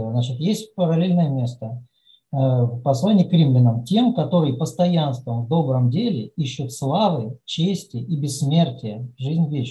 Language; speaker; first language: Russian; native; Russian